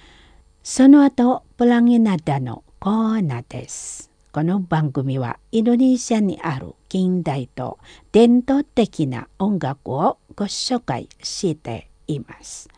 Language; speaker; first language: Japanese; non-native, fluent; Indonesian